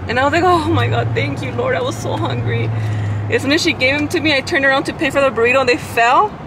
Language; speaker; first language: English; early bilingual, other home language; Spanish